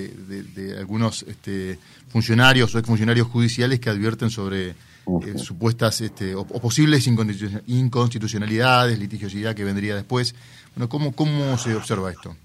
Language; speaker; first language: Spanish; native; Spanish